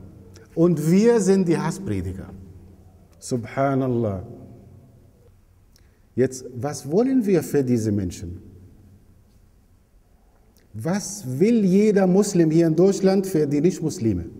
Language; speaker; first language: German; non-native, fluent; Arabic